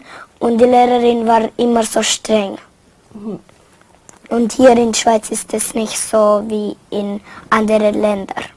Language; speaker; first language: German; non-native, learner; Spanish